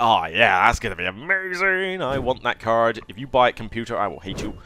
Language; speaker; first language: English; native; English